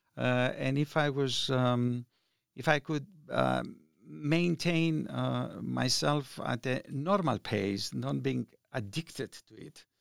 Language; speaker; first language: English; non-native, fluent; Greek